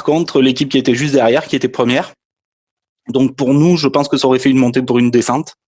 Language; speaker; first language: French; native; French